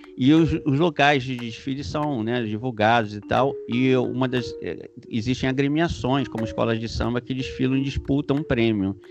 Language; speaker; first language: Portuguese; native; Portuguese